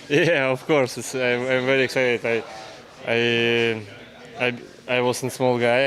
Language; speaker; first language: English; non-native, learner; Russian